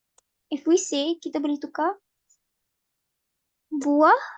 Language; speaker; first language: Malay; native; Malay